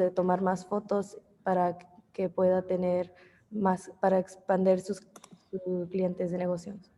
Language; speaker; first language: Spanish; early bilingual, heritage; English